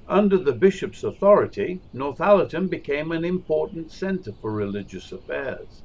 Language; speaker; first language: English; native; English